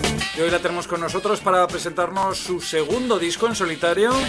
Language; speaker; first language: Spanish; native; Spanish